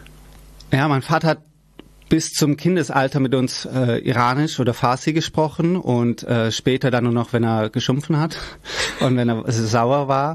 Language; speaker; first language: German; early bilingual, other home language; Persian